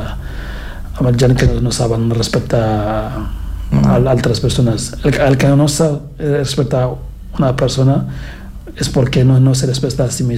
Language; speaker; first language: Catalan; non-native, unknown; Fula